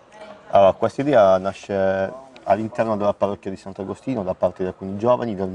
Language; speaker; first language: Italian; native; Italian